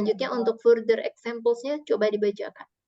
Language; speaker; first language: Indonesian; native; Indonesian